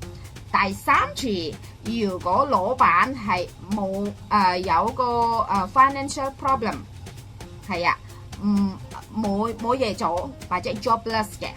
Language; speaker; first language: Cantonese; non-native, fluent; Indonesian